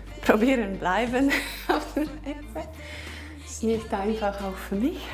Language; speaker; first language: German; non-native, learner; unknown